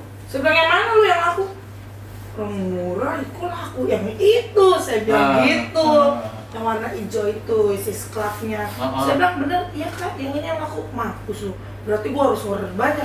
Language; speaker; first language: Indonesian; native; Indonesian